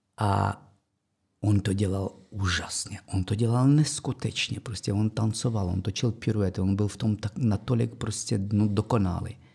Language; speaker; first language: Czech; non-native, fluent; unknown